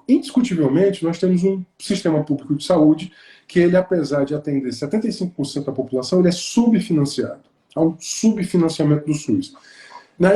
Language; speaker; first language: Portuguese; native; Portuguese